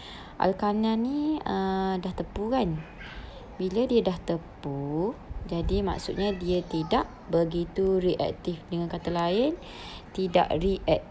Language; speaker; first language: Malay; native; Malay